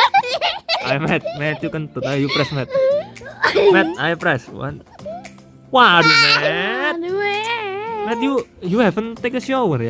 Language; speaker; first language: English; non-native, fluent; Indonesian